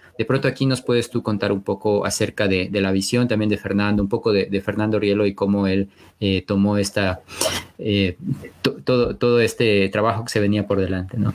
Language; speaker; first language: Spanish; native; Spanish